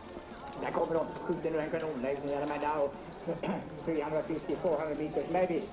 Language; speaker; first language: Swedish; native; Swedish